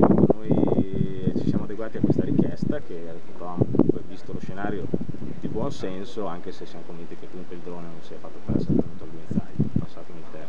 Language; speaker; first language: Italian; native; Italian